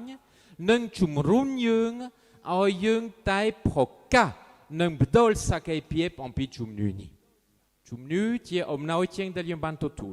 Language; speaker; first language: Khmer; non-native, fluent; French